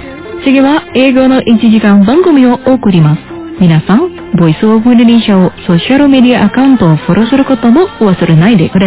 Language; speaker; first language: Japanese; non-native, fluent; Indonesian